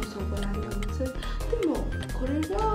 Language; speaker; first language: Japanese; non-native, learner; Vietnamese